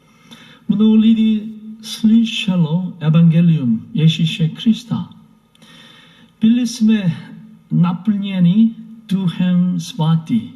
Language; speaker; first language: Czech; non-native, learner; Korean